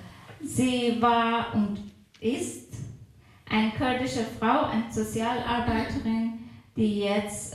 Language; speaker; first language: German; non-native, fluent; Persian